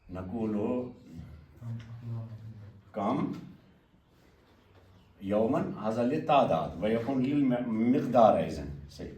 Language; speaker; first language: Arabic; non-native, fluent; Kashmiri